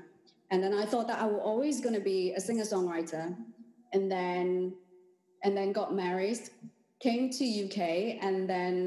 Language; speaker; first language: English; non-native, local second language; Cantonese